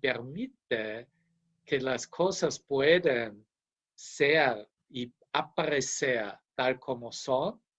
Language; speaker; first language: Spanish; non-native, fluent; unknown